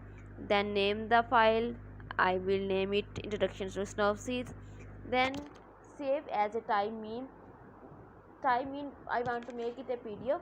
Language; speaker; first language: English; non-native, local second language; Urdu